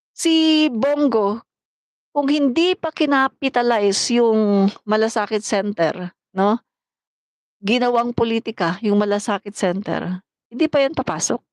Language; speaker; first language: Filipino; non-native, local second language; Cebuano